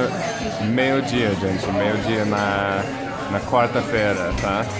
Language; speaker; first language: Portuguese; non-native, fluent; English